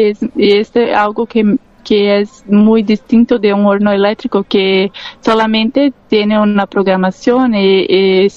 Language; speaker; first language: Spanish; non-native, learner; Portuguese